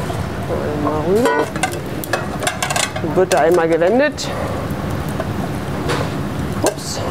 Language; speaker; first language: German; native; German